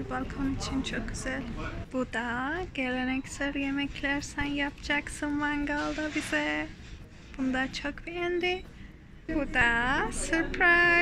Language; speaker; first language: Turkish; non-native, learner; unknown